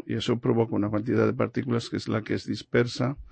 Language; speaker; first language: Catalan; non-native, local second language; Spanish